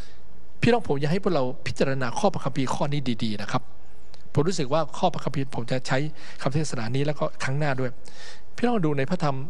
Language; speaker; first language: Thai; native; Thai